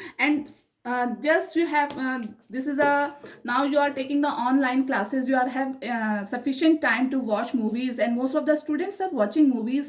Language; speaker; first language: English; non-native, local second language; Hindi